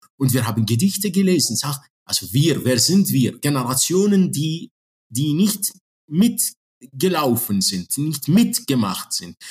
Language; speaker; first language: German; non-native, fluent; Arabic